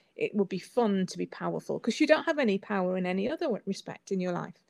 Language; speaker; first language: English; native; English